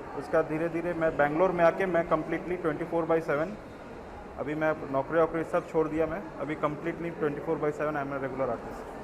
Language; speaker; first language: Hindi; native; Hindi